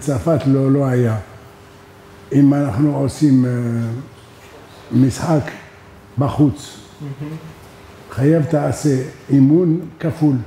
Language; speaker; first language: Hebrew; non-native, learner; French